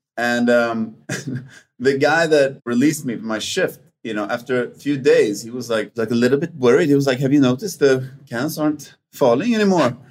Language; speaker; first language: English; non-native, fluent; Swedish